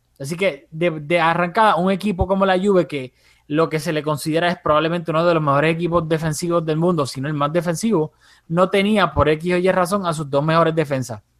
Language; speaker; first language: Spanish; early bilingual, heritage; Spanish